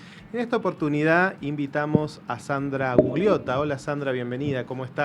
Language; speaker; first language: Spanish; native; Spanish